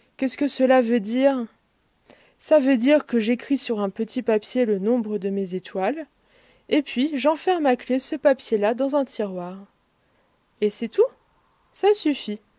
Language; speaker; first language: French; native; French